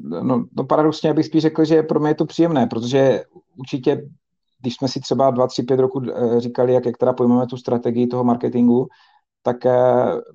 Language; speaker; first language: Czech; native; Czech